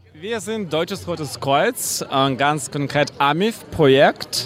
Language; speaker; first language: German; non-native, fluent; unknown